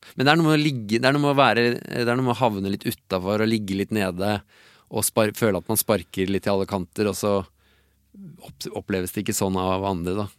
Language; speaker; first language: Norwegian; native; Norwegian